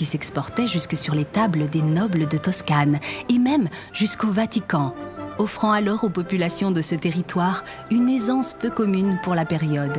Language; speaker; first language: French; native; French